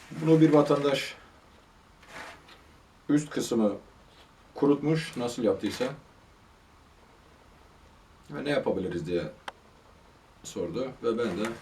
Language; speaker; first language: Turkish; native; Turkish